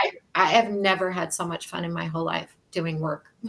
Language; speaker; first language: English; native; English